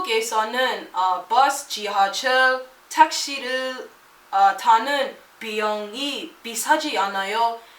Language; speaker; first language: Korean; non-native, learner; English